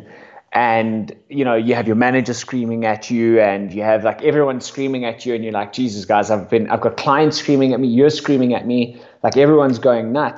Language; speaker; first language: English; native; English